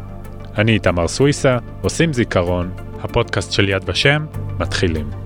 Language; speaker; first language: Hebrew; native; Hebrew